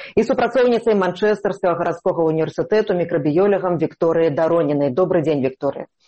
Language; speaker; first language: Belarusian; native; Belarusian